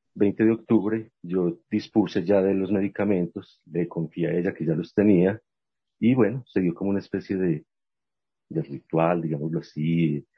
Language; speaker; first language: Spanish; native; Spanish